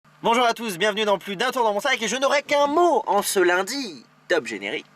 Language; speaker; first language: French; native; French